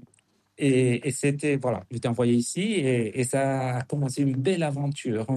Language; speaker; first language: French; non-native, fluent; Spanish